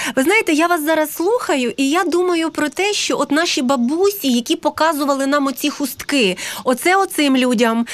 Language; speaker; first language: Ukrainian; native; Ukrainian